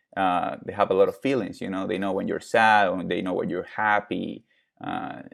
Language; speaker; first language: English; non-native, fluent; Spanish